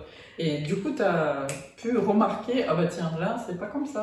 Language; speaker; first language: French; non-native, fluent; Russian